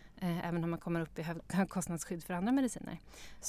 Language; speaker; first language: Swedish; native; Swedish